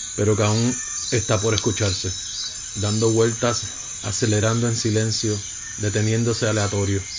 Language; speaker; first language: Spanish; native; Spanish